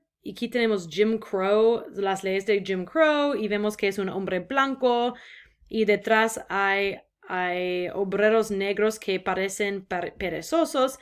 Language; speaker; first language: Spanish; non-native, fluent; English